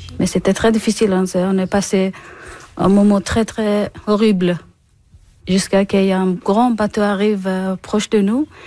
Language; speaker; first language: French; non-native, learner; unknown